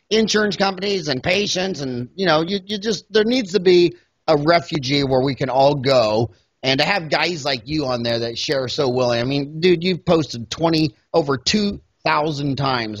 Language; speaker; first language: English; native; English